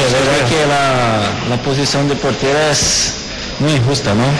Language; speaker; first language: Spanish; non-native, fluent; Portuguese